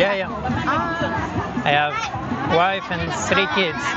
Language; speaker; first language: English; non-native, learner; Thai